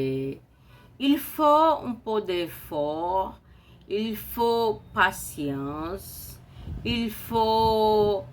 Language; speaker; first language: French; non-native, learner; Portuguese